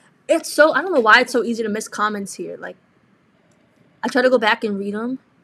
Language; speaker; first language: English; early bilingual, other home language; Spanish